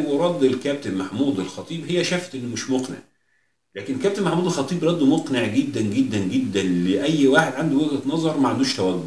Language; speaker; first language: Arabic; native; Arabic